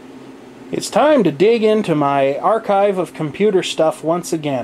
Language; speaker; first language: English; native; English